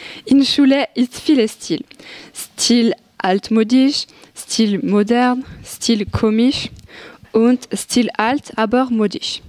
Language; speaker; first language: German; non-native, learner; French